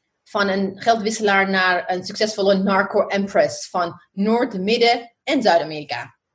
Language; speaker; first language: Dutch; non-native, fluent; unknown